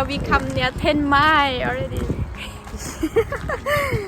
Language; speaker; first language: English; non-native, learner; Thai